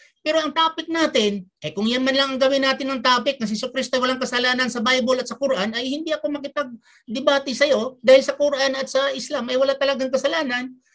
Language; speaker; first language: Filipino; native; Filipino